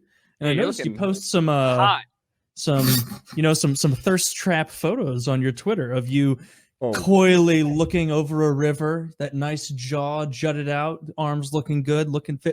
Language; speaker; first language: English; native; English